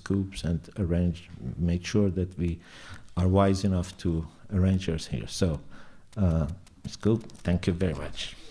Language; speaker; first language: English; non-native, fluent; Persian